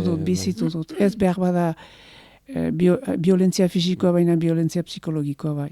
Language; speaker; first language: Basque; native; Basque